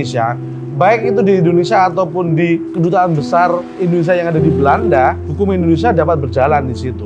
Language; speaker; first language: Indonesian; native; Indonesian